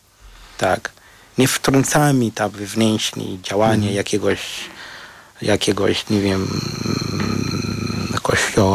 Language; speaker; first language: Polish; non-native, fluent; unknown